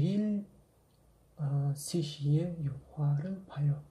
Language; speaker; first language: Korean; non-native, fluent; Kazakh